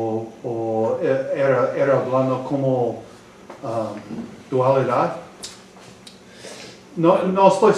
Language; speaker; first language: Spanish; non-native, learner; English